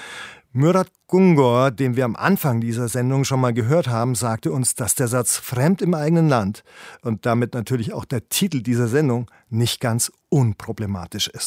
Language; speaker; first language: German; native; German